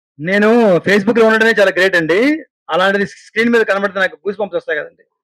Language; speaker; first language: Telugu; native; Telugu